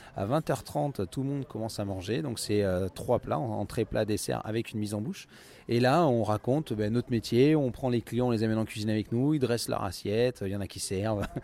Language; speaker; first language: French; native; French